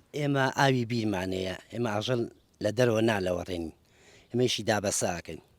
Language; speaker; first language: Central Kurdish; native; Central Kurdish